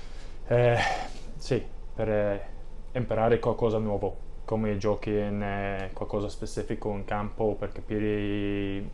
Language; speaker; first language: Italian; non-native, learner; English